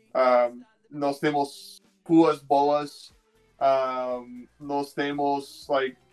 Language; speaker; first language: Portuguese; non-native, fluent; English